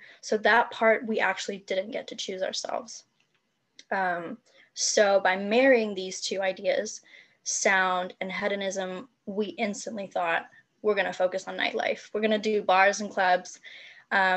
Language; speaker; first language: English; non-native, local second language; Cantonese